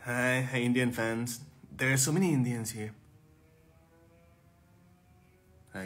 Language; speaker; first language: English; non-native, fluent; Thai